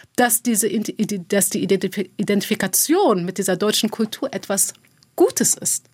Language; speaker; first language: German; native; German